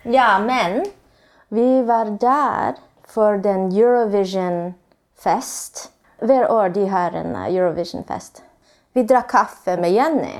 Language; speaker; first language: Swedish; non-native, learner; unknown